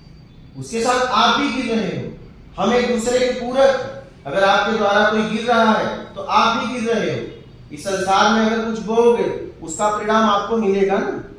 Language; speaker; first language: Hindi; native; Hindi